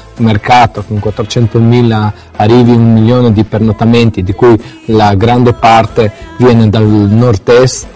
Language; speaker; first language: Italian; non-native, fluent; Slovenian